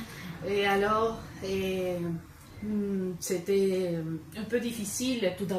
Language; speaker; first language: French; non-native, fluent; Spanish